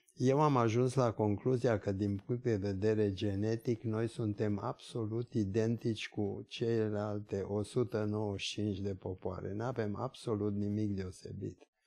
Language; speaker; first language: Romanian; early bilingual, other home language; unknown